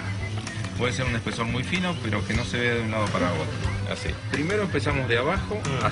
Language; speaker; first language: Spanish; native; Spanish